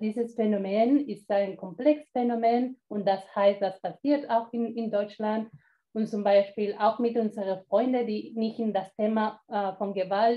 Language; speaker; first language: German; non-native, fluent; Spanish